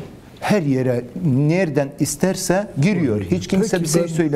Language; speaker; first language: Turkish; non-native, learner; Kurdish